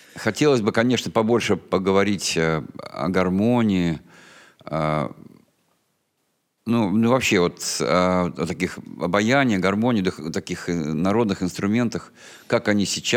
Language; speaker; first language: Russian; native; Russian